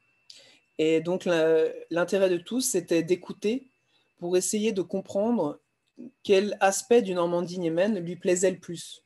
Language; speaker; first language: French; native; French